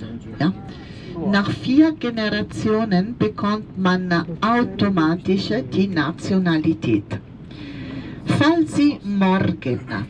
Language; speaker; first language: German; non-native, fluent; Italian